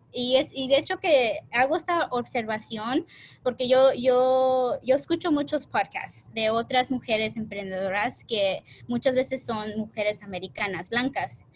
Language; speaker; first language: Spanish; early bilingual, heritage; Spanish